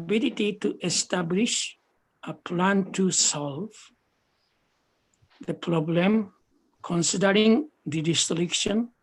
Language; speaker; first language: English; non-native, fluent; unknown